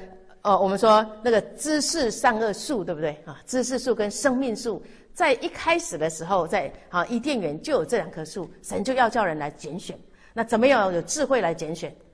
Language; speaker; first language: Chinese; native; Chinese